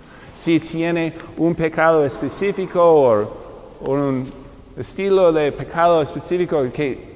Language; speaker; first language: Spanish; non-native, fluent; English